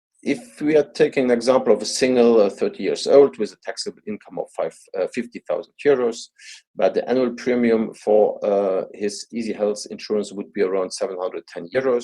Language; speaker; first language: English; non-native, fluent; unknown